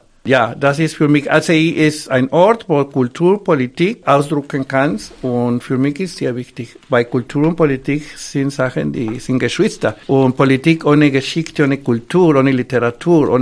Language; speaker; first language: German; non-native, fluent; Spanish